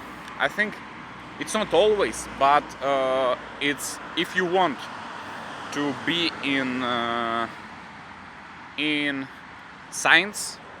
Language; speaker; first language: English; non-native, learner; Russian